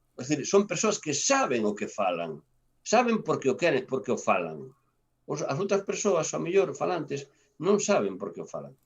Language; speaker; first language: Galician; non-native, local second language; Spanish